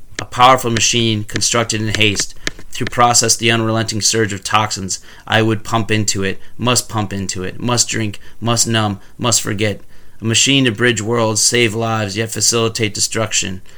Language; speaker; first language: English; native; English